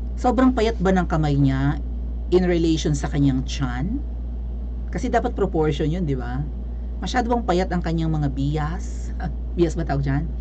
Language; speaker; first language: Filipino; non-native, local second language; Cebuano